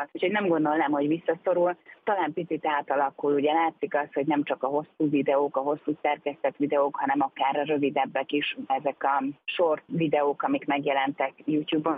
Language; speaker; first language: Hungarian; native; Hungarian